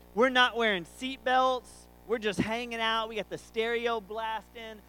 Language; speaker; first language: English; native; English